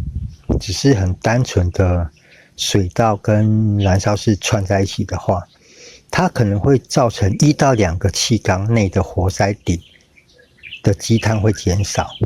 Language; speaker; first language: Chinese; native; Chinese